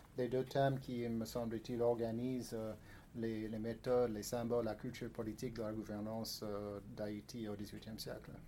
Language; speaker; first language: French; non-native, fluent; English